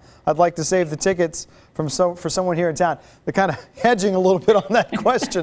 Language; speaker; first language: English; native; English